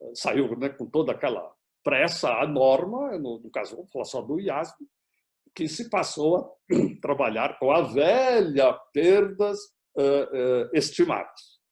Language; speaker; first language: Portuguese; native; Portuguese